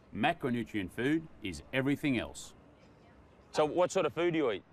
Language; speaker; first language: English; native; English